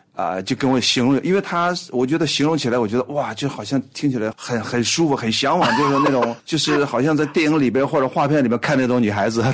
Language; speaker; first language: Chinese; native; Chinese